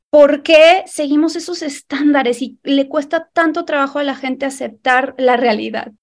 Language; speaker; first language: Spanish; native; Spanish